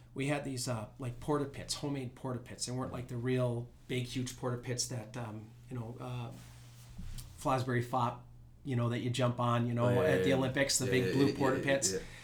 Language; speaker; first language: English; native; English